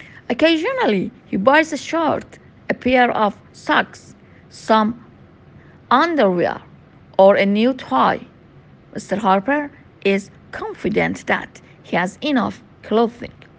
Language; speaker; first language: English; non-native, fluent; Persian